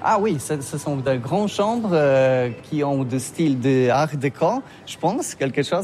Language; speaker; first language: French; non-native, learner; Polish